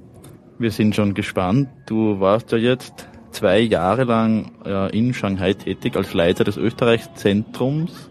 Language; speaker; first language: German; native; German